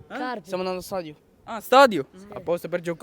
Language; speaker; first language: Italian; non-native, learner; Urdu